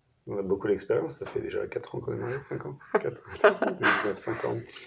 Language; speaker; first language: French; native; French